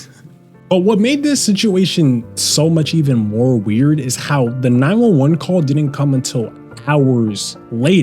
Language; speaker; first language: English; native; English